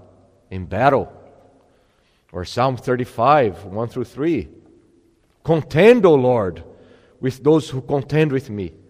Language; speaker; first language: English; non-native, fluent; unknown